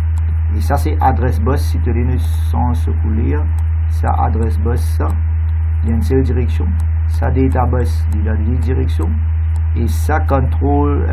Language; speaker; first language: French; non-native, local second language; Morisyen